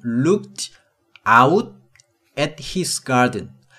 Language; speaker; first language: English; non-native, fluent; Korean